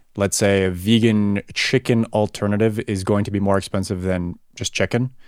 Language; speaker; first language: English; native; English